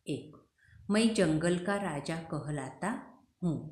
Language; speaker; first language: Hindi; non-native, local second language; Marathi